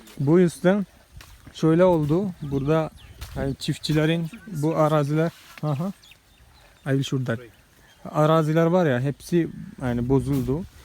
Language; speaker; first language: Turkish; non-native, fluent; Malayalam